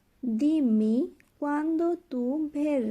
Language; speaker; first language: Italian; non-native, learner; Bangla